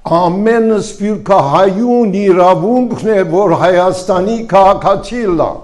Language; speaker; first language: Armenian; early bilingual, heritage; Armenian